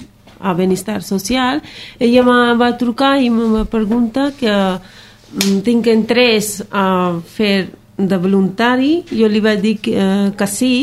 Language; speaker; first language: Catalan; non-native, learner; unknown